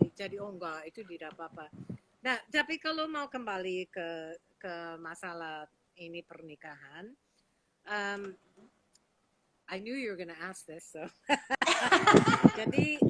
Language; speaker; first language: Indonesian; non-native, fluent; English